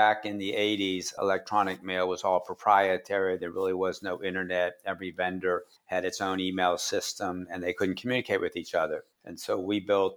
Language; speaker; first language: English; native; English